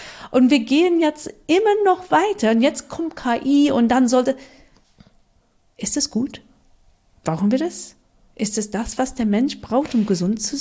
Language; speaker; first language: German; non-native, fluent; English